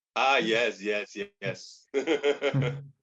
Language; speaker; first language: English; non-native, learner; Portuguese